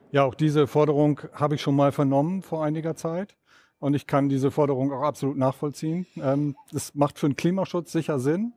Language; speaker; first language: German; native; German